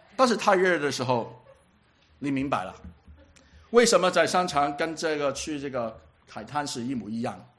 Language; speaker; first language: Chinese; non-native, local second language; Cantonese